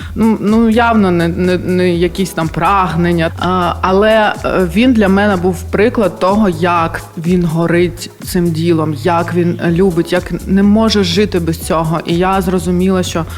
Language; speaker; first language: Ukrainian; native; Ukrainian